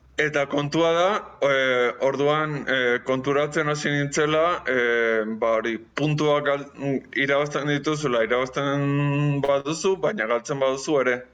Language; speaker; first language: Basque; non-native, fluent; Spanish